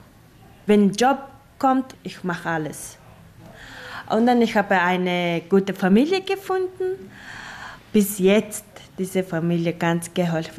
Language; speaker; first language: German; non-native, learner; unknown